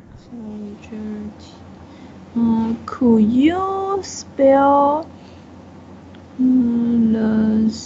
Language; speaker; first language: English; non-native, learner; Chinese